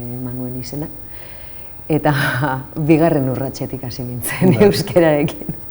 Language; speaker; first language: Basque; non-native, local second language; Spanish